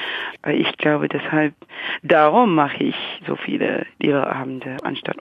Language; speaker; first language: German; non-native, fluent; English